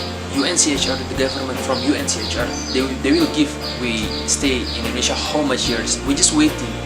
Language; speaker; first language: English; non-native, learner; Arabic